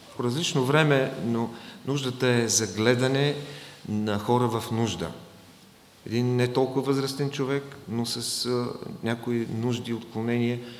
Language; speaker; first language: Bulgarian; non-native, fluent; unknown